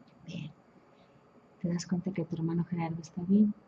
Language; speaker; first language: Spanish; native; Spanish